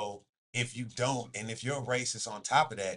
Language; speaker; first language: English; native; English